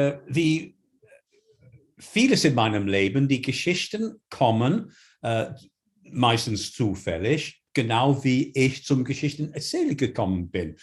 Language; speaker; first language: German; non-native, fluent; English